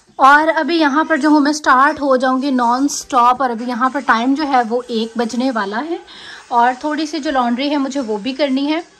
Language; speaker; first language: Urdu; native; Urdu